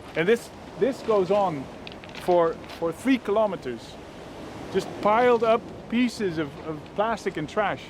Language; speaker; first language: English; non-native, fluent; Dutch